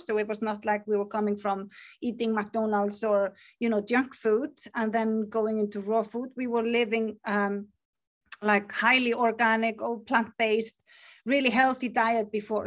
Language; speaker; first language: English; non-native, fluent; Icelandic